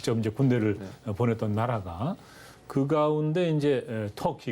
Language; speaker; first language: Korean; native; Korean